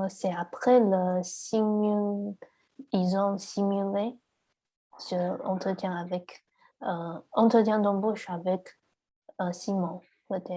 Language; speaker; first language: French; non-native, learner; Chinese